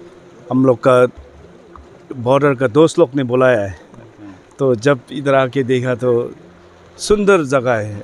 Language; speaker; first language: Hindi; non-native, fluent; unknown